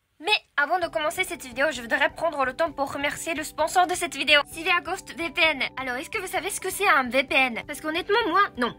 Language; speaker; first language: French; non-native, fluent; Japanese